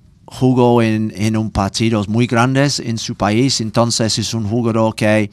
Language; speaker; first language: Spanish; non-native, learner; English